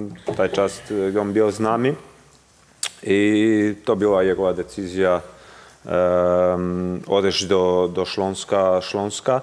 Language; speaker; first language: Polish; non-native, learner; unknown